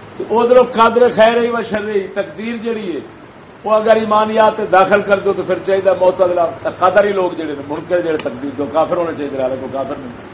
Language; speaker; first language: Urdu; non-native, local second language; Punjabi